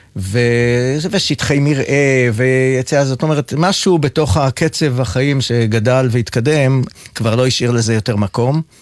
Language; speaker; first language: Hebrew; native; Hebrew